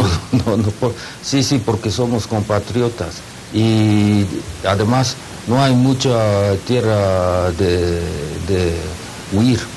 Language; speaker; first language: Spanish; non-native, learner; Japanese